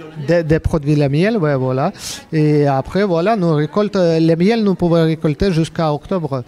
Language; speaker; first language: French; non-native, learner; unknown